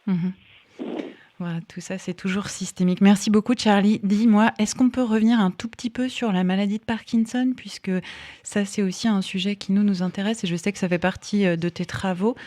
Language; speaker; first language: French; native; French